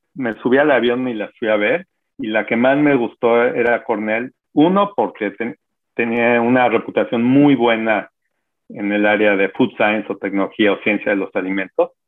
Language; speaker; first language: Spanish; native; Spanish